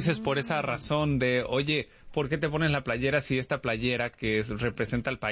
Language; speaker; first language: Spanish; early bilingual, heritage; Spanish